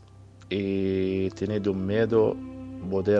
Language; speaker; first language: Spanish; early bilingual, other home language; Arabic